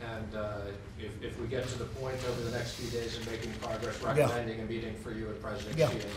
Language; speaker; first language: English; native; English